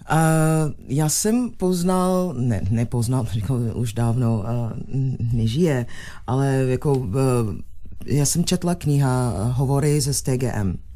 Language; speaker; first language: Czech; non-native, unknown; English